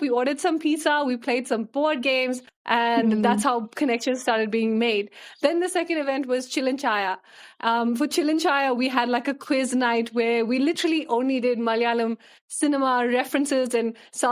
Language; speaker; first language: English; early bilingual, other home language; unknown